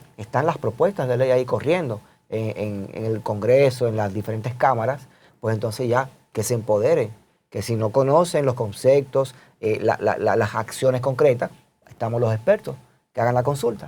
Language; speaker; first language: Spanish; native; Spanish